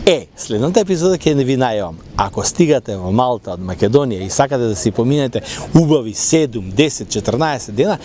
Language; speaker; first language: Macedonian; native; Macedonian